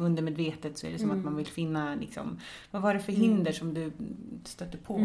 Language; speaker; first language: Swedish; native; Swedish